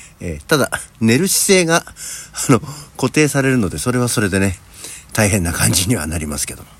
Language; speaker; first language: Japanese; native; Japanese